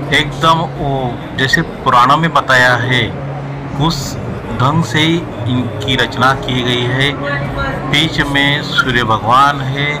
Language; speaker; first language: Hindi; non-native, local second language; Marathi